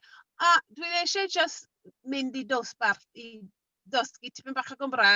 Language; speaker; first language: Welsh; non-native, learner; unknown